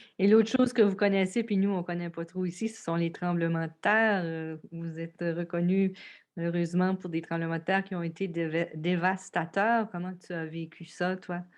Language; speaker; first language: French; native; French